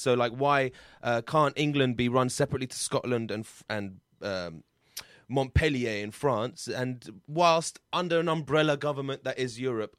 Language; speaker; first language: English; native; English